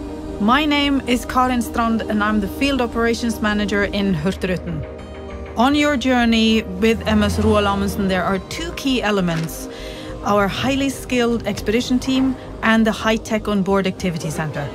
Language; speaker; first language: English; non-native, fluent; Norwegian